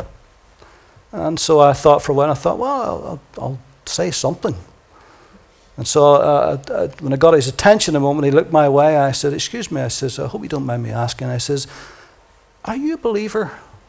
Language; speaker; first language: English; native; English